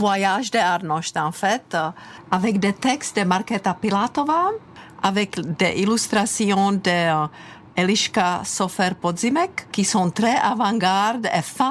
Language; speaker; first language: French; non-native, fluent; Czech